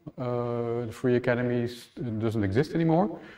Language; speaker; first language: English; non-native, fluent; Dutch